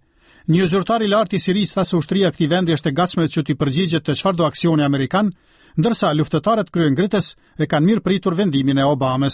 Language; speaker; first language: Albanian; native; Albanian